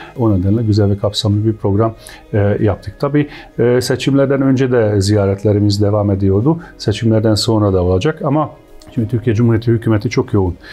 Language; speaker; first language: Turkish; non-native, fluent; Hungarian